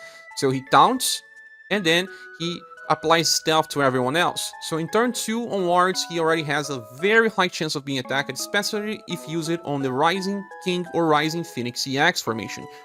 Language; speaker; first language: English; non-native, fluent; Portuguese